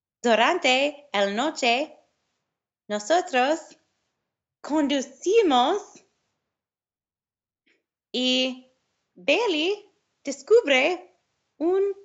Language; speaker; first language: Spanish; non-native, learner; English